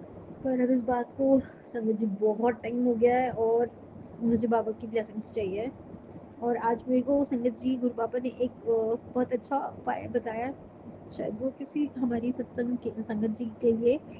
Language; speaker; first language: Hindi; native; Hindi